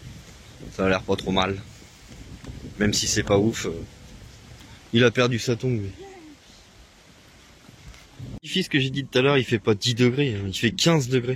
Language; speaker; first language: French; native; French